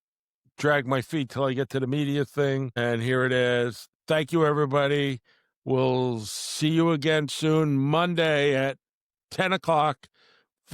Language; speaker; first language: English; native; English